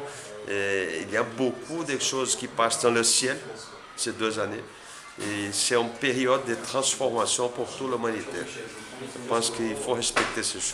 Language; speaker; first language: French; non-native, learner; Portuguese